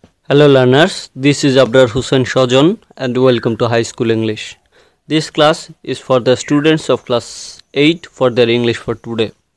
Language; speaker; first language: English; non-native, local second language; Bangla